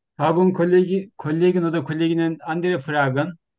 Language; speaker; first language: German; non-native, learner; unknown